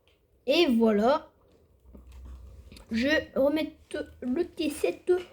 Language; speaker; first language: French; native; French